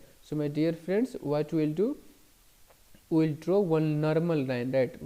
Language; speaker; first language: English; non-native, local second language; Hindi